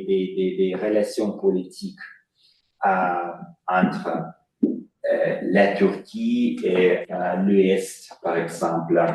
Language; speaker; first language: French; non-native, fluent; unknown